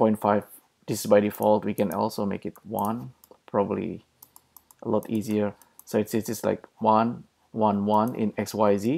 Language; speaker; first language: English; non-native, fluent; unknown